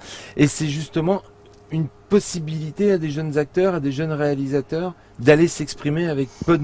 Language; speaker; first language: French; native; French